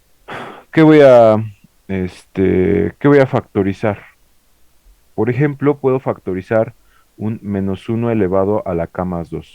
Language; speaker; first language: Spanish; native; Spanish